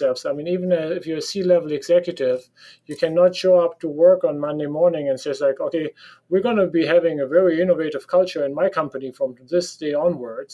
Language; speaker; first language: English; non-native, fluent; German